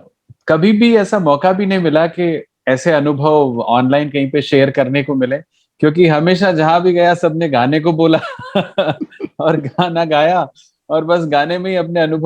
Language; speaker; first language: Hindi; native; Hindi